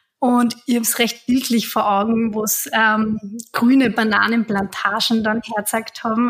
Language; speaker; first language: German; native; German